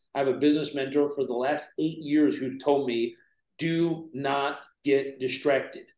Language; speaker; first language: English; native; English